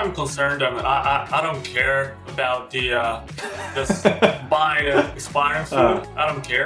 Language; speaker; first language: English; non-native, fluent; Japanese